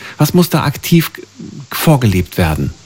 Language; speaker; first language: German; native; German